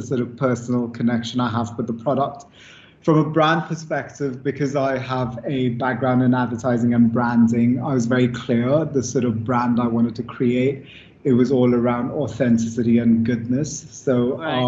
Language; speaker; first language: English; non-native, local second language; Hindi